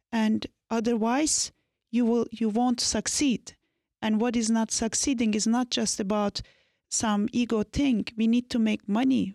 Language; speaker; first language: English; non-native, fluent; Turkish